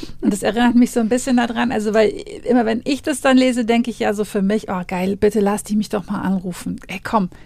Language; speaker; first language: German; native; German